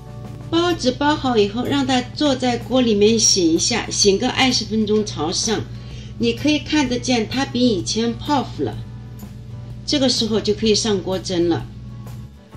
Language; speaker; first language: Chinese; native; Chinese